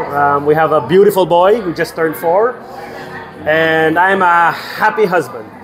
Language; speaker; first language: English; non-native, local second language; Filipino